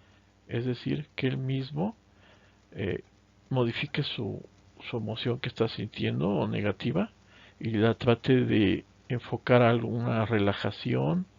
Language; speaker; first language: Spanish; native; Spanish